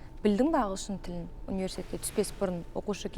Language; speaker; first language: Kazakh; native; Kazakh